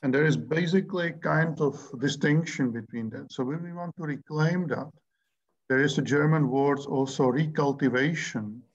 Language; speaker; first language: English; non-native, fluent; Czech